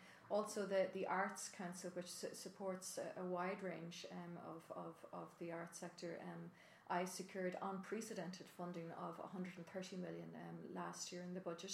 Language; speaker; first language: English; native; English